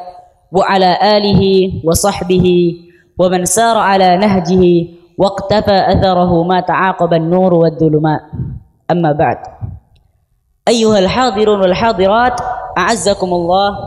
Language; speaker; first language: Arabic; non-native, fluent; Indonesian